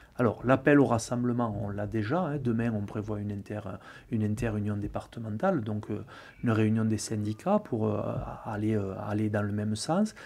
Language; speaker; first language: French; native; French